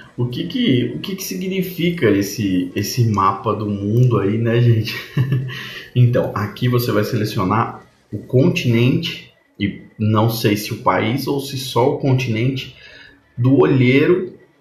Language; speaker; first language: Portuguese; native; Portuguese